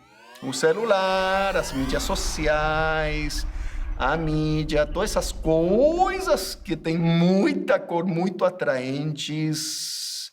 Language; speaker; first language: Portuguese; non-native, fluent; English